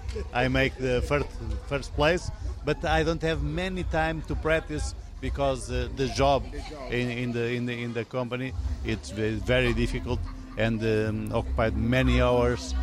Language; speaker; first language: English; non-native, learner; Portuguese